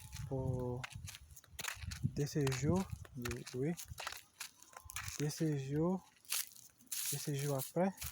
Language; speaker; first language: French; non-native, learner; Portuguese